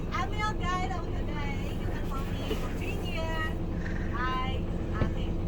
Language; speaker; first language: English; non-native, learner; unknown